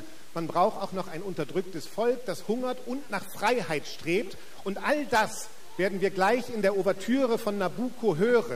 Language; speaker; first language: German; native; German